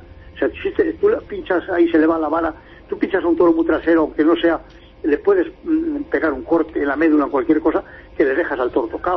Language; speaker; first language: Spanish; native; Spanish